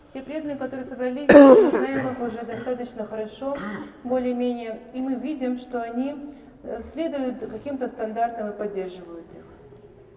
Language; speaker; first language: Russian; native; Russian